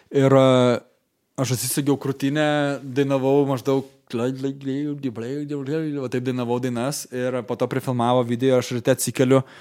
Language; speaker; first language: Lithuanian; native; Lithuanian